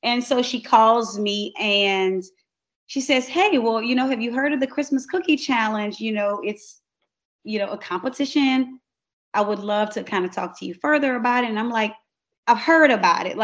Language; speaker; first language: English; native; English